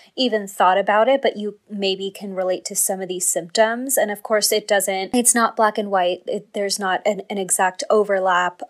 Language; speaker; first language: English; early bilingual, other home language; Hindi